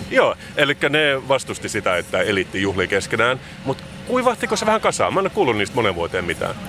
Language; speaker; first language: Finnish; non-native, local second language; Swedish